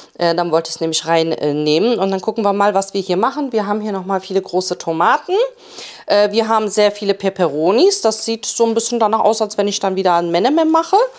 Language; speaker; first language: German; early bilingual, other home language; Polish